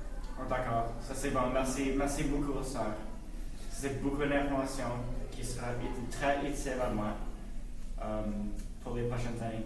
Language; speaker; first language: French; non-native, learner; English